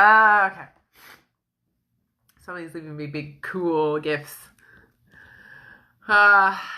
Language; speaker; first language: English; native; English